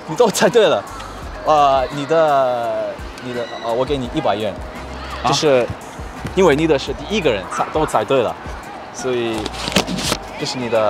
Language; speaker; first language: Chinese; non-native, learner; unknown